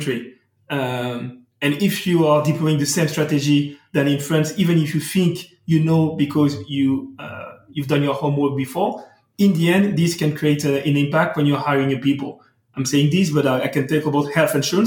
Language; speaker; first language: English; non-native, fluent; French